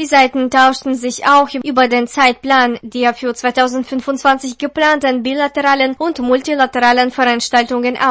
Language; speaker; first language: German; non-native, fluent; Russian